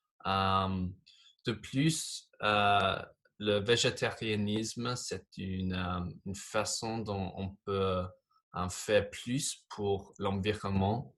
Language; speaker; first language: French; non-native, fluent; English